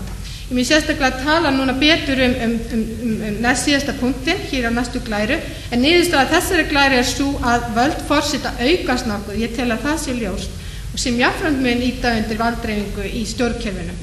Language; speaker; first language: Icelandic; native; Icelandic